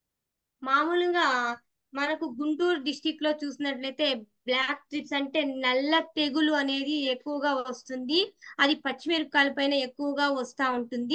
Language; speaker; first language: Telugu; native; Telugu